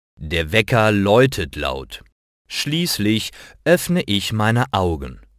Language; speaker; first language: German; native; German